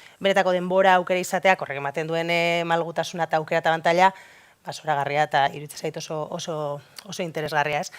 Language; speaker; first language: Basque; native; Basque